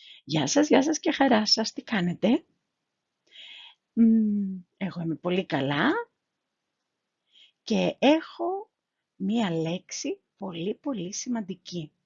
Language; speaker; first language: Greek; non-native, fluent; Spanish